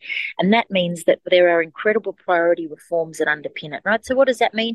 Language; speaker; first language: English; native; English